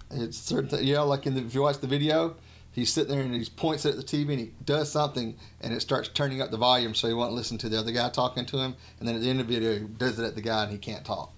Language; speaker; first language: English; native; English